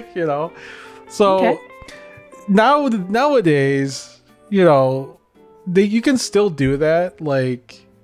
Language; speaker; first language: English; native; English